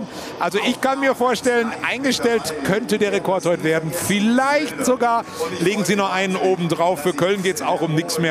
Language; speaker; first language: German; native; German